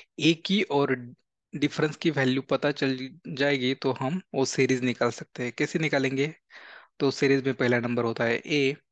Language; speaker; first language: Hindi; non-native, local second language; Marathi